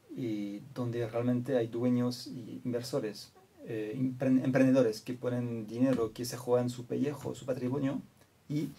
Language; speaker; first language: Spanish; non-native, fluent; French